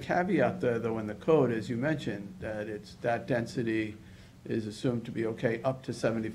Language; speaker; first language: English; native; English